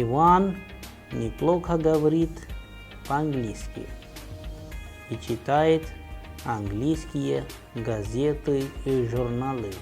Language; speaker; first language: Russian; non-native, fluent; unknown